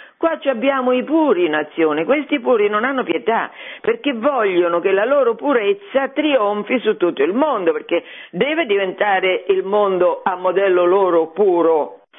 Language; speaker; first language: Italian; native; Italian